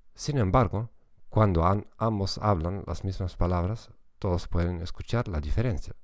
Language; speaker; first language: Spanish; non-native, fluent; German